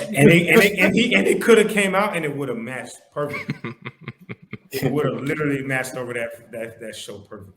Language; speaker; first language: English; native; English